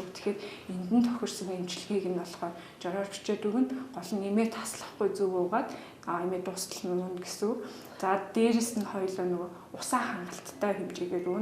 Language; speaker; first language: Mongolian; native; Mongolian